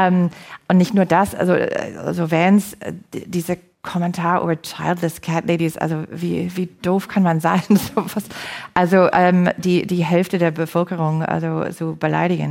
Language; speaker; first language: German; non-native, fluent; English